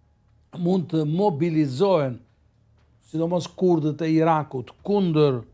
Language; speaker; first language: Albanian; native; Albanian